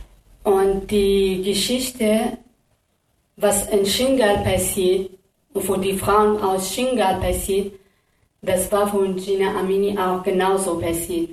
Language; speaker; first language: German; non-native, learner; Kurdish